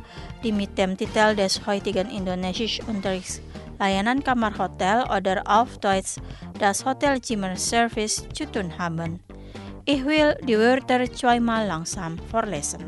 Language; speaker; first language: German; non-native, fluent; Indonesian